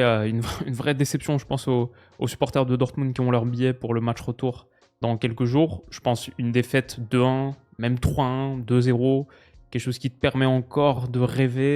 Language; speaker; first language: French; native; French